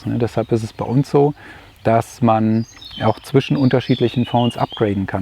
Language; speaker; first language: German; native; German